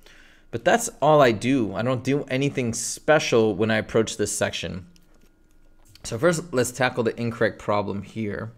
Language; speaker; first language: English; native; English